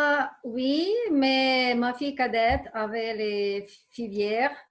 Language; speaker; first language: French; non-native, learner; Ukrainian